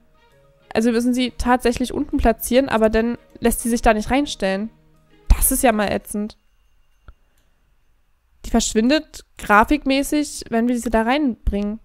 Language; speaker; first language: German; native; German